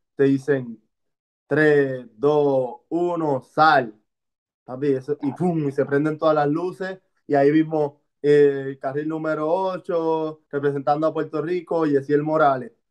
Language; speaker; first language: Spanish; native; Spanish